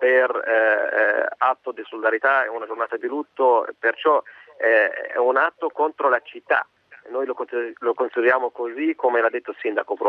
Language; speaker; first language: Italian; non-native, fluent; Arabic